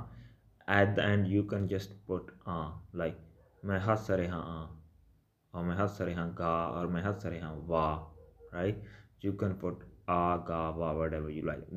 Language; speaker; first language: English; non-native, local second language; Punjabi